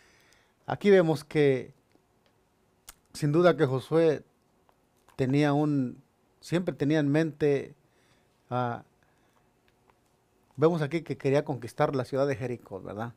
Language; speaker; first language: Spanish; native; Spanish